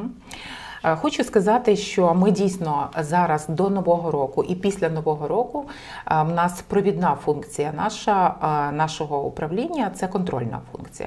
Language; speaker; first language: Ukrainian; native; Ukrainian